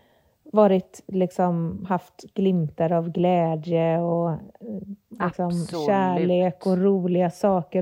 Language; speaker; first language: Swedish; native; Swedish